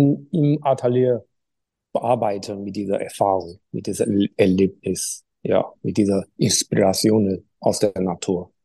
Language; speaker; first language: German; non-native, fluent; Chinese